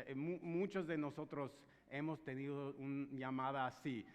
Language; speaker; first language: Spanish; non-native, fluent; English